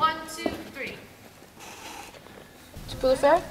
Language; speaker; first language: French; non-native, fluent; English